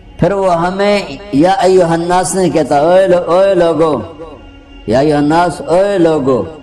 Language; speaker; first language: Urdu; non-native, local second language; Punjabi